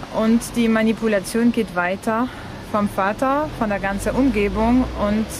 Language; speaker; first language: German; non-native, fluent; French